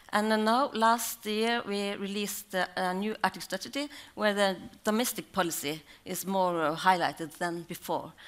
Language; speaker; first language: English; non-native, learner; Norwegian